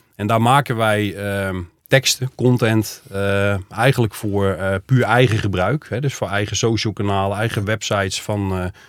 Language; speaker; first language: Dutch; native; Dutch